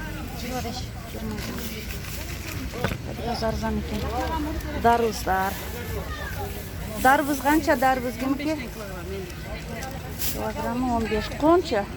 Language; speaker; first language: Uzbek; non-native, local second language; Kyrgyz